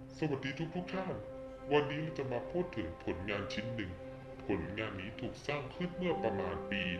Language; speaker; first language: Thai; native; Thai